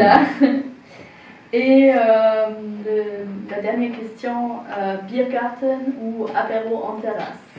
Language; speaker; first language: French; non-native, fluent; German